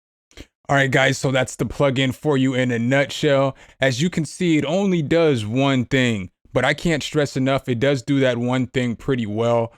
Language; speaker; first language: English; native; English